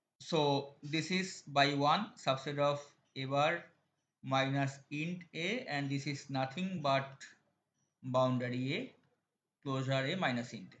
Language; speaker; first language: English; non-native, local second language; Bangla